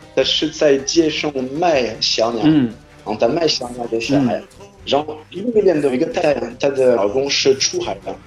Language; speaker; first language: Chinese; non-native, fluent; French